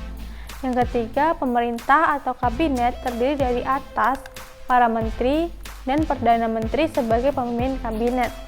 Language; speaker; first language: Indonesian; native; Indonesian